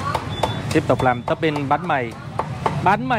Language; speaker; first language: Vietnamese; native; Vietnamese